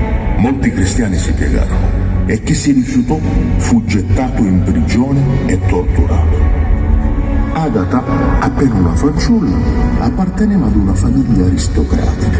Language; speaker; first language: Italian; native; Italian